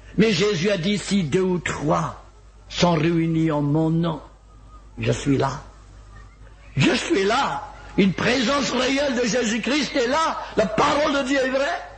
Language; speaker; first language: French; non-native, fluent; Welsh